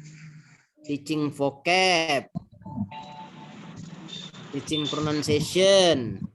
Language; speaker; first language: English; non-native, fluent; Indonesian